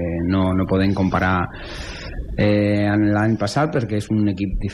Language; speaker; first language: Catalan; non-native, fluent; Spanish